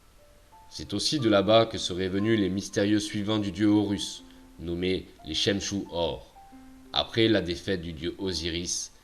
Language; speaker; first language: French; native; French